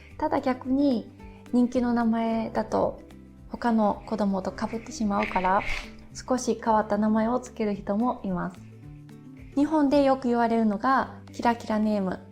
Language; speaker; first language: Japanese; native; Japanese